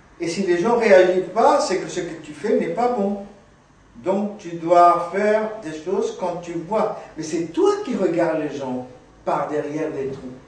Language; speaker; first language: French; non-native, fluent; Spanish